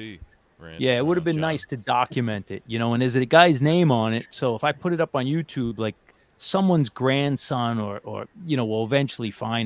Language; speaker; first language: English; native; English